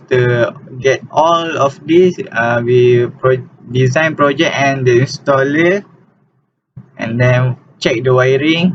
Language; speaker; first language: English; non-native, local second language; Malay